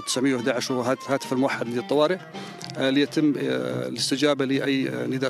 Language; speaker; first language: Arabic; native; Arabic